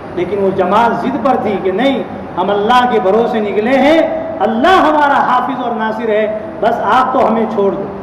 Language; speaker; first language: Urdu; non-native, local second language; Gujarati